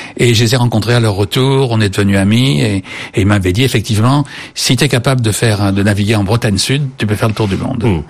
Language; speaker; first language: French; native; French